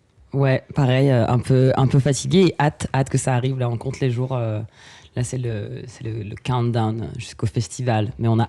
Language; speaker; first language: French; native; French